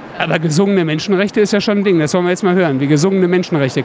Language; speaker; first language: German; native; German